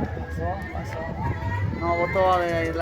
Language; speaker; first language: Spanish; native; Spanish